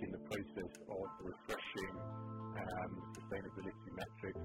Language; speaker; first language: English; native; English